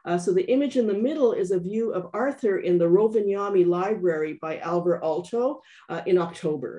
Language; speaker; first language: English; native; English